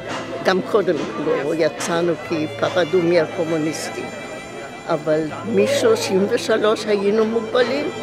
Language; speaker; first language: Hebrew; non-native, fluent; German